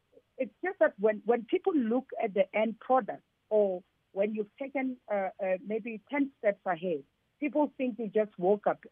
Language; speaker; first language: English; non-native, local second language; Tsonga